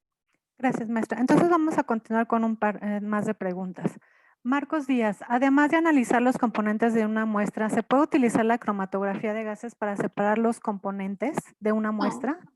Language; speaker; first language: Spanish; native; Spanish